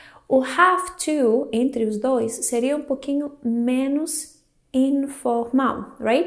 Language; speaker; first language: Portuguese; non-native, fluent; Greek